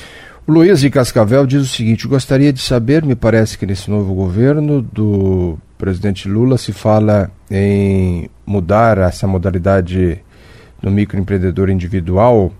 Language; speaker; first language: Portuguese; native; Portuguese